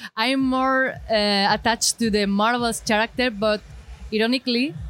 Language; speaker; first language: English; non-native, learner; Spanish